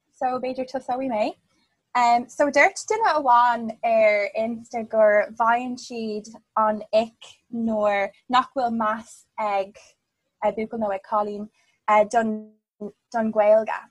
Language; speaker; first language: Irish; non-native, local second language; English